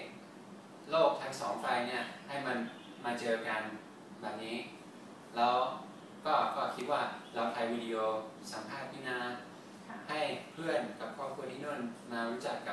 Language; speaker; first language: Thai; non-native, fluent; English